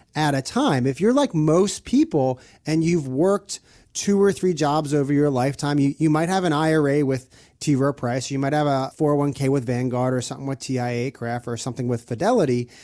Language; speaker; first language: English; native; English